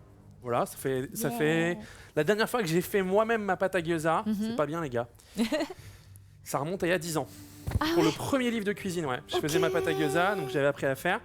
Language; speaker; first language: French; native; French